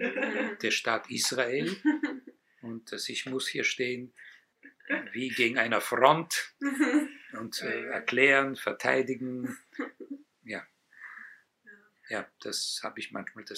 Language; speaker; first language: German; non-native, fluent; Hebrew